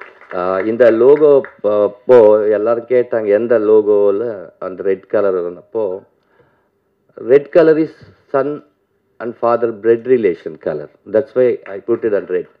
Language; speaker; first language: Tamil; non-native, learner; Telugu